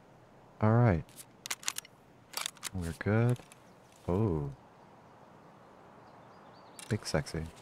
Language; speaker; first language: English; native; English